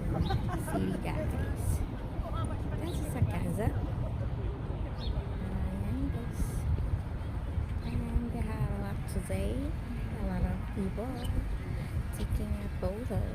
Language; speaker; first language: English; non-native, local second language; Filipino